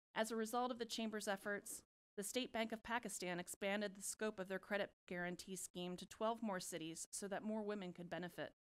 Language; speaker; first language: English; native; English